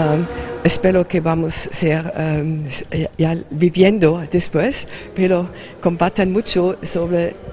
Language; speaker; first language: Spanish; non-native, learner; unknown